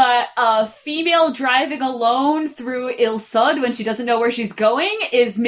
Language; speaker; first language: English; native; English